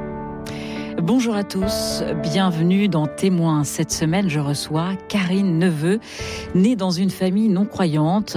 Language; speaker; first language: French; native; French